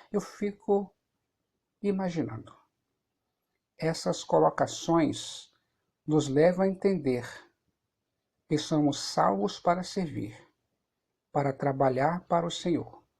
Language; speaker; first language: Portuguese; native; Portuguese